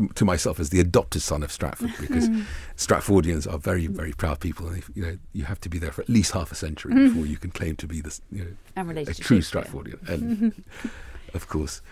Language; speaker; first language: English; early bilingual, other home language; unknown